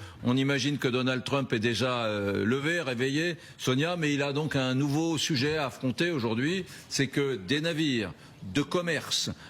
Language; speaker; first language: French; native; French